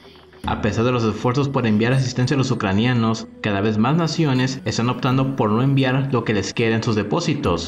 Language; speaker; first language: Spanish; native; Spanish